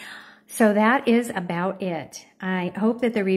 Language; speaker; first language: English; native; English